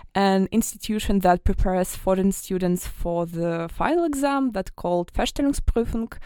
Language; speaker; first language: English; non-native, fluent; Russian